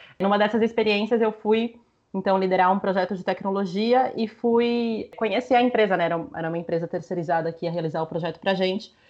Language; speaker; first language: Portuguese; early bilingual, other home language; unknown